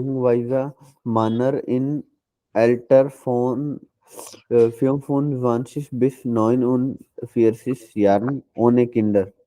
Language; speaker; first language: German; non-native, learner; Hindi